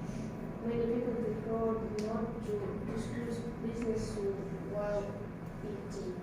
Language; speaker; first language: English; non-native, learner; Russian